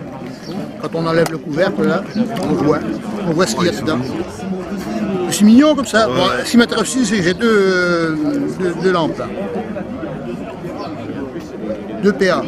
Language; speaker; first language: French; native; French